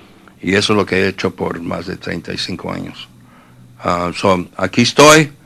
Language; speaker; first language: Spanish; early bilingual, heritage; Spanish